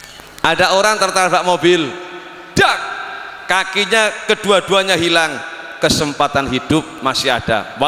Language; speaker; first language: Indonesian; non-native, local second language; Javanese